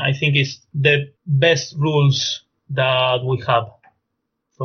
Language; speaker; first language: English; non-native, fluent; Spanish